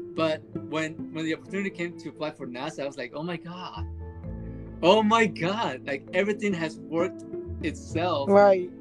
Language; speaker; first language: English; early bilingual, other home language; Spanish